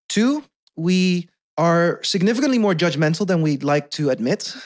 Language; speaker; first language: English; non-native, fluent; Dutch